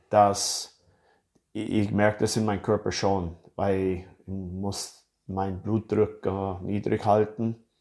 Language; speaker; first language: German; non-native, fluent; English